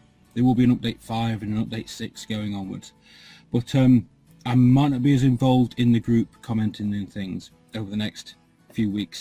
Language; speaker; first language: English; native; English